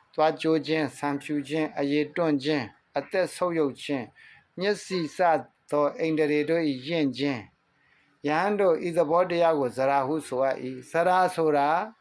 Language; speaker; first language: Burmese; native; Burmese